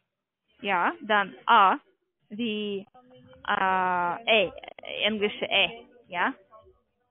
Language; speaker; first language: German; non-native, learner; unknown